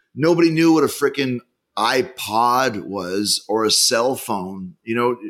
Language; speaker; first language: English; native; English